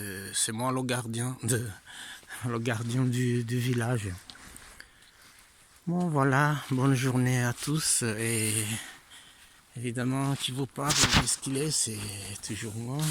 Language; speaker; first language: French; non-native, fluent; Italian